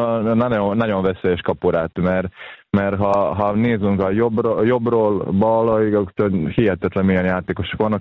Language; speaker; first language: Hungarian; non-native, fluent; Serbian